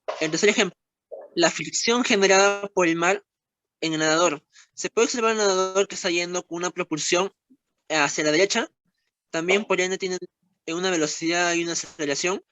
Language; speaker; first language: Spanish; native; Spanish